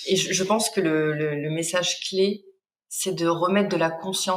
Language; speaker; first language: French; native; French